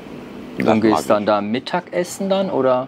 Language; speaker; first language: German; native; German